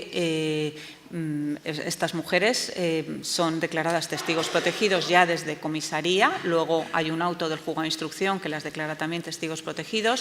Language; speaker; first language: Spanish; native; Spanish